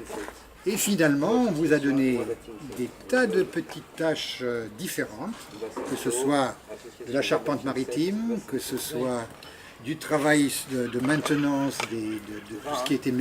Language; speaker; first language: French; native; French